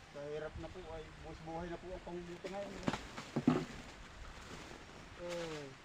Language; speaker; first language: Filipino; native; Filipino